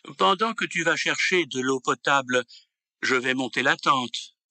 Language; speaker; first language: French; native; French